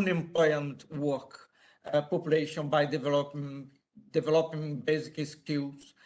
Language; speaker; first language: English; non-native, learner; Portuguese